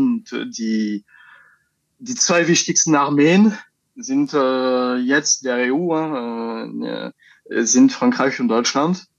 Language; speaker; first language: German; non-native, learner; French